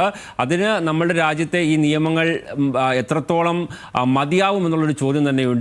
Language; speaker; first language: Malayalam; native; Malayalam